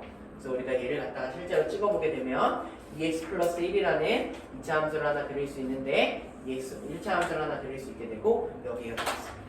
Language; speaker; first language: Korean; native; Korean